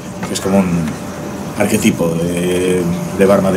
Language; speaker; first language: Spanish; native; Spanish